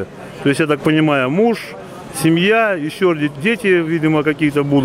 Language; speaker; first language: Russian; native; Russian